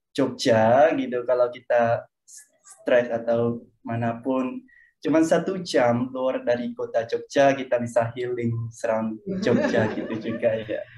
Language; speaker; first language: Indonesian; non-native, fluent; Khmer